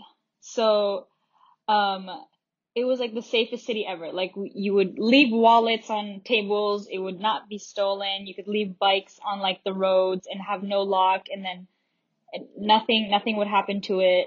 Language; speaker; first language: English; native; English